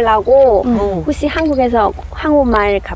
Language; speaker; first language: Korean; non-native, fluent; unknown